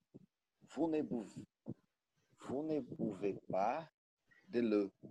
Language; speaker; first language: French; non-native, learner; Portuguese